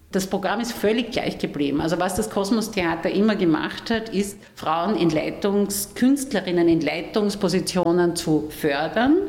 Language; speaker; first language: German; native; German